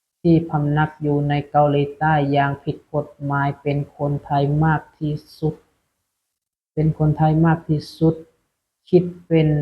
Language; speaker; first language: Thai; non-native, local second language; Lao